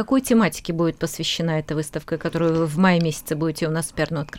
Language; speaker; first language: Russian; native; Russian